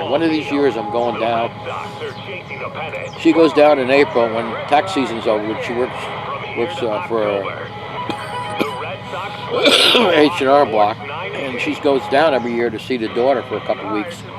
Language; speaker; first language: English; native; English